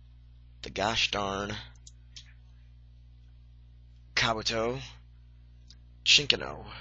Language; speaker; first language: English; native; English